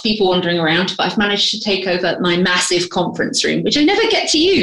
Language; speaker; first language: English; native; English